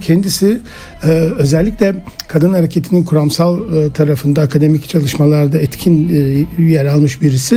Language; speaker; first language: Turkish; native; Turkish